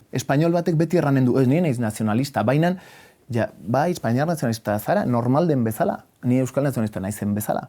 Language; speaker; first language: Basque; non-native, local second language; Spanish